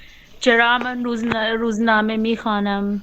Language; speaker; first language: Persian; non-native, learner; Urdu